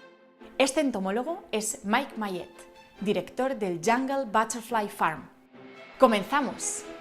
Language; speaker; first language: Spanish; native; Spanish